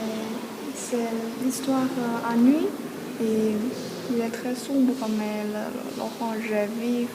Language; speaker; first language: French; non-native, learner; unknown